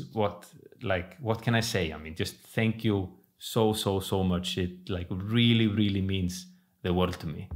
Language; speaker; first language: English; non-native, fluent; Icelandic